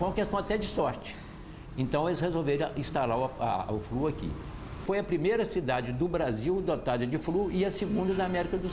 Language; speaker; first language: Portuguese; native; Portuguese